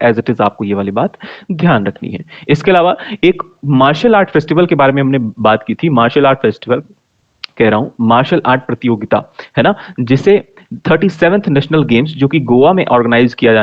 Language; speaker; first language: Hindi; native; Hindi